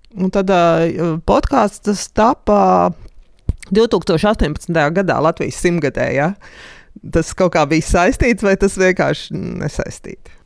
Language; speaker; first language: Latvian; native; Latvian